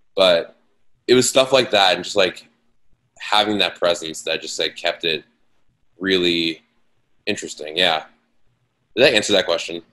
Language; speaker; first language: English; native; English